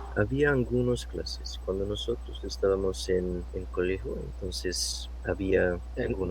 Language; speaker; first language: Spanish; non-native, fluent; English